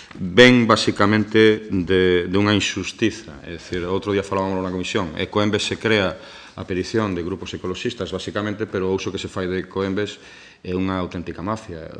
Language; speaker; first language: Galician; native; Galician